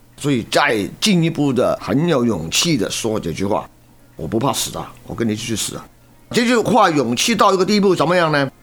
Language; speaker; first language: Chinese; non-native, local second language; Cantonese